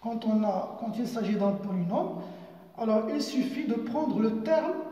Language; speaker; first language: French; non-native, local second language; Arabic